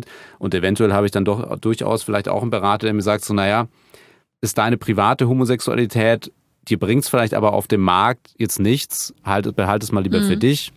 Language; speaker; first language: German; native; German